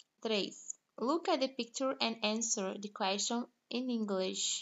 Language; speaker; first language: English; non-native, fluent; Portuguese